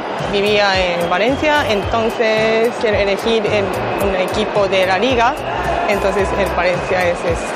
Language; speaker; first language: Spanish; non-native, learner; Japanese